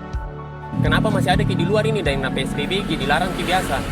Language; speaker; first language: Indonesian; native; Indonesian